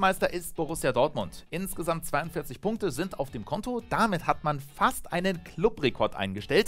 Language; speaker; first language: German; native; German